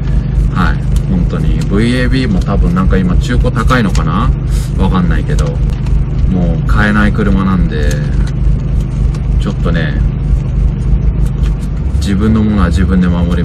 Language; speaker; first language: Japanese; native; Japanese